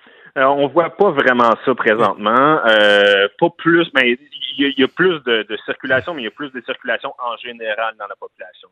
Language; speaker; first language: French; native; French